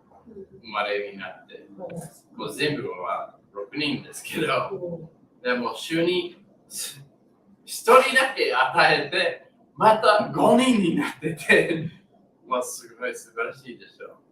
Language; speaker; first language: Japanese; non-native, learner; English